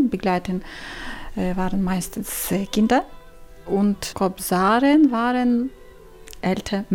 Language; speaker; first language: German; non-native, learner; Ukrainian